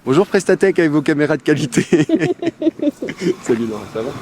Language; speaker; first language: French; native; French